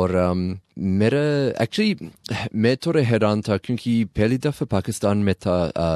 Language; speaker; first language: Hindi; non-native, learner; English